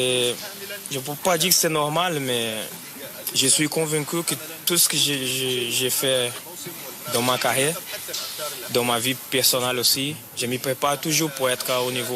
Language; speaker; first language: French; non-native, fluent; Portuguese